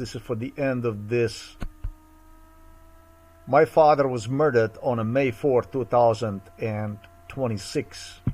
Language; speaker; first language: English; non-native, fluent; Slovenian